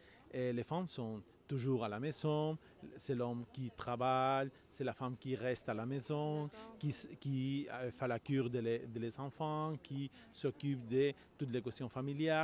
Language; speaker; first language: French; non-native, learner; Spanish